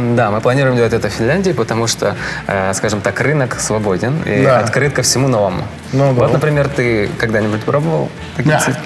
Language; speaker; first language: Russian; native; Russian